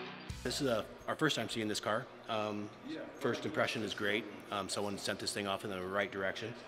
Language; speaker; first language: English; native; English